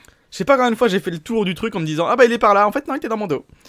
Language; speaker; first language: French; native; French